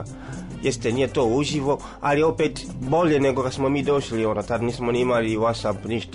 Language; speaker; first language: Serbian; non-native, learner; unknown